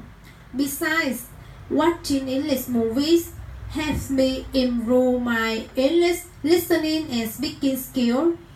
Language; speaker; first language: English; non-native, learner; Vietnamese